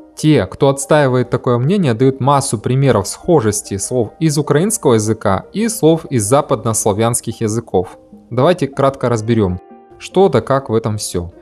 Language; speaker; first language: Russian; native; Russian